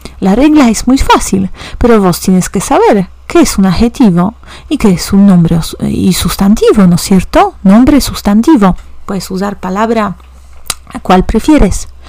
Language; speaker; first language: Spanish; non-native, fluent; Polish